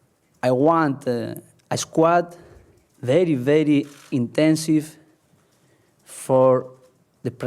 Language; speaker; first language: English; non-native, learner; Spanish